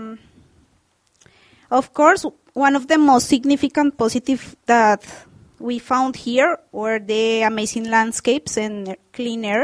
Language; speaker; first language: English; non-native, fluent; Spanish